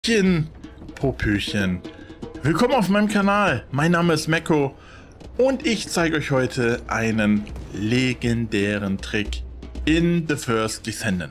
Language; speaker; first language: German; native; German